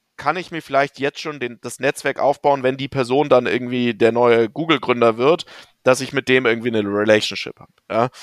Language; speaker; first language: German; native; German